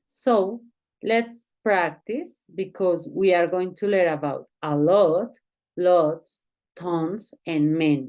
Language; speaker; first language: English; non-native, learner; Spanish